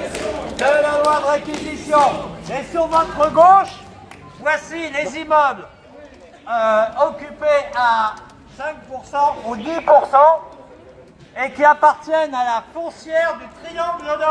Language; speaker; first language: French; native; French